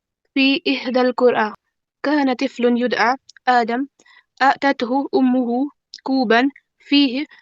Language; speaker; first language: Arabic; non-native, learner; Urdu